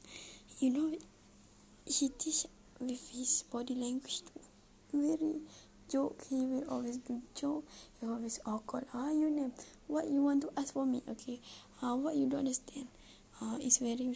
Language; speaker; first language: English; non-native, learner; Malay